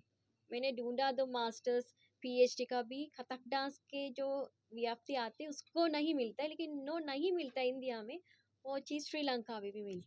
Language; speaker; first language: Hindi; non-native, fluent; Sinhala